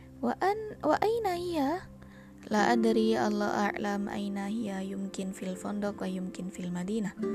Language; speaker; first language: Arabic; non-native, learner; Indonesian